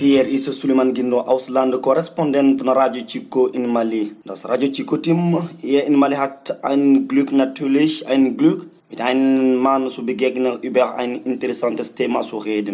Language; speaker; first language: German; non-native, learner; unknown